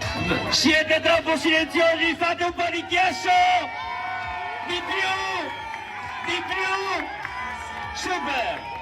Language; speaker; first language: Italian; native; Italian